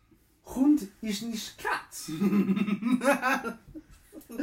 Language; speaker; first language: German; non-native, learner; English